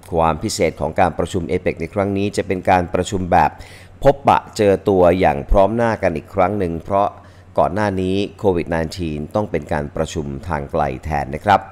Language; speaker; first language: Thai; native; Thai